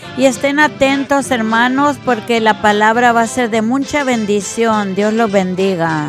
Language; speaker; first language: Spanish; early bilingual, other home language; English